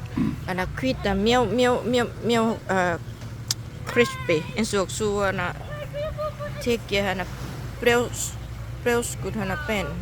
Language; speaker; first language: Icelandic; non-native, learner; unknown